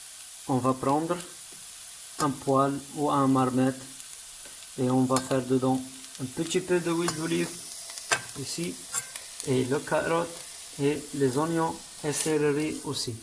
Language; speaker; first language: French; non-native, learner; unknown